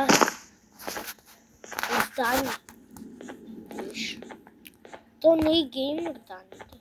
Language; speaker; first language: Bulgarian; non-native, local second language; Turkish